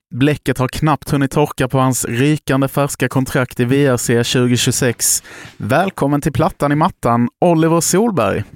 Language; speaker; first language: Swedish; native; Swedish